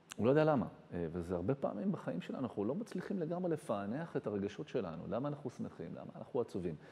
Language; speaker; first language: Hebrew; native; Hebrew